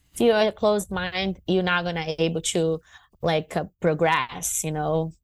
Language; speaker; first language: English; non-native, fluent; Portuguese